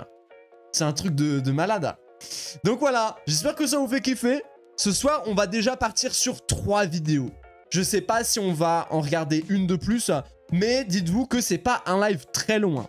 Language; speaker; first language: French; native; French